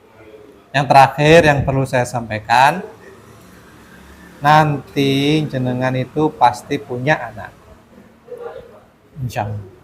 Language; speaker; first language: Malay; non-native, local second language; Javanese